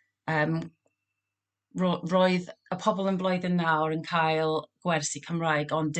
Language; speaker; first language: Welsh; non-native, local second language; English